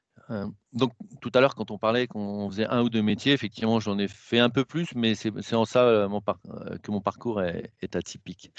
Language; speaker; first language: French; native; French